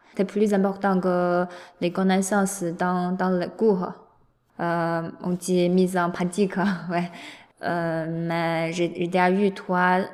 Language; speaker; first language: French; non-native, learner; Chinese